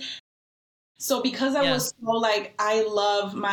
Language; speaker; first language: English; native; English